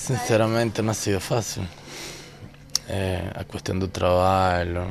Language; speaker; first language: Portuguese; non-native, learner; Spanish